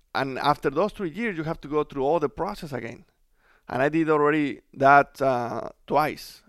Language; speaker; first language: English; non-native, fluent; Spanish